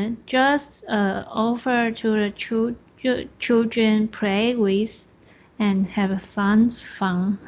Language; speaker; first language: English; non-native, learner; Chinese